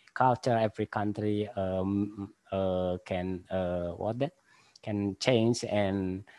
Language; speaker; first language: English; non-native, learner; Indonesian